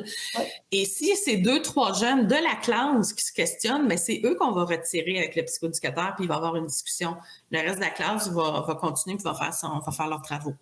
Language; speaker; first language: French; native; French